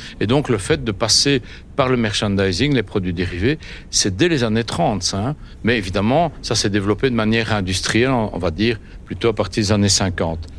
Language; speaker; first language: French; native; French